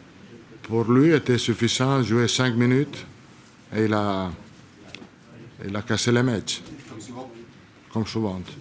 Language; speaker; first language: French; non-native, learner; Italian